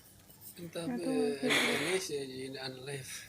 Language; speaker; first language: Arabic; non-native, learner; Oromo